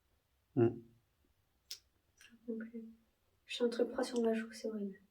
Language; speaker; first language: French; native; French